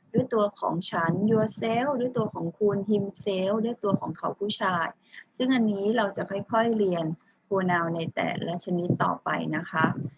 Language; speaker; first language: Thai; native; Thai